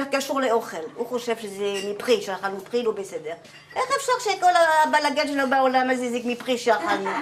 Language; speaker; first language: Hebrew; non-native, fluent; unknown